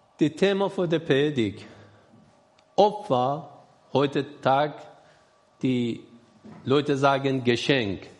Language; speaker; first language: German; non-native, learner; Persian